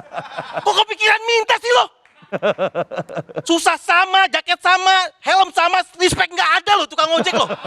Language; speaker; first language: Indonesian; native; Indonesian